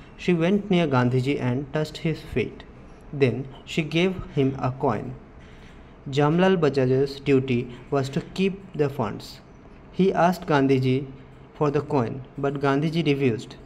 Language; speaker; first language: English; non-native, local second language; Bangla